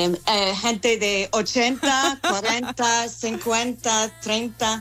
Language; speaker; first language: Spanish; non-native, learner; English